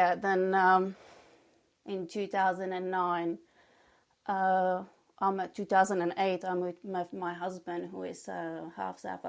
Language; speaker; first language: English; non-native, fluent; Czech